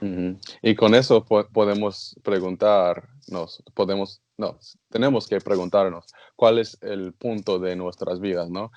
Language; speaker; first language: Spanish; non-native, learner; English